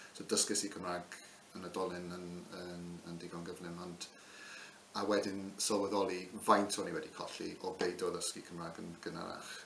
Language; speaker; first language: Welsh; non-native, local second language; English